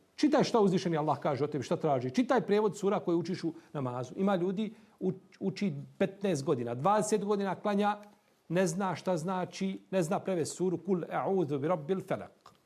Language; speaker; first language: Bosnian; native; Bosnian